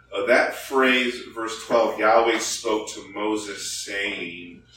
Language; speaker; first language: English; early bilingual, other home language; Korean